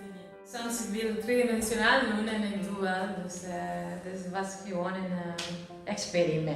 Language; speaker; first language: Dutch; non-native, learner; Spanish